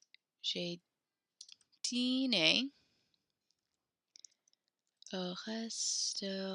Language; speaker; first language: French; non-native, fluent; English